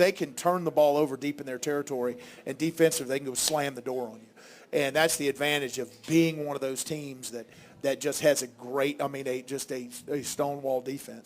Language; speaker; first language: English; native; English